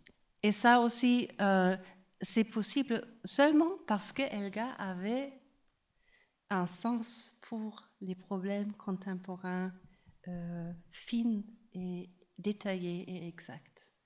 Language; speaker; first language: French; non-native, fluent; German